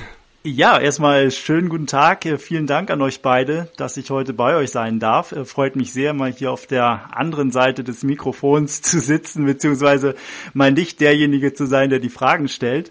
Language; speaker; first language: German; native; German